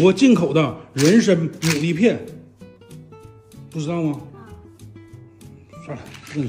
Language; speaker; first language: Chinese; native; Chinese